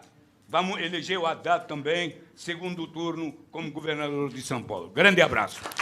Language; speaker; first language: Portuguese; non-native, fluent; Arabic